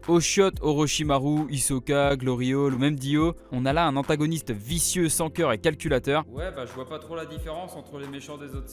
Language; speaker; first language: French; native; French